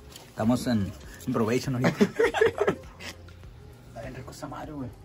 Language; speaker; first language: Spanish; native; Spanish